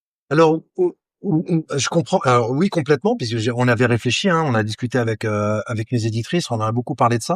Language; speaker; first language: French; native; French